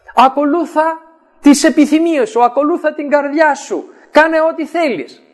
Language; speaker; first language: Greek; native; Greek